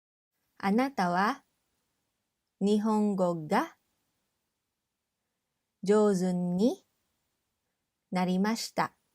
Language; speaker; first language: Japanese; non-native, fluent; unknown